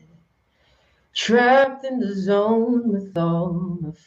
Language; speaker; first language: English; non-native, local second language; Yoruba